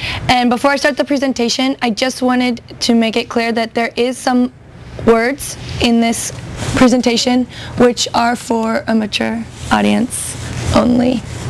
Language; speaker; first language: English; native; English